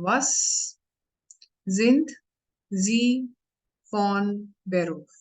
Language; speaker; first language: German; non-native, learner; Hindi